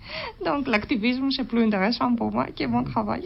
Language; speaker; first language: French; non-native, learner; Greek